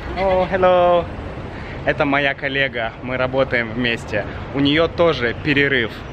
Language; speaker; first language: Russian; native; Russian